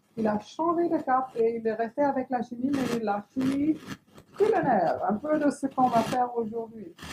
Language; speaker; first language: French; non-native, fluent; English